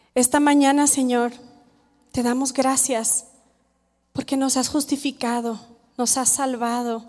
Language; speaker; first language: Spanish; native; Spanish